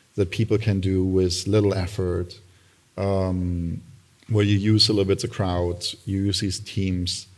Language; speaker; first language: English; non-native, fluent; German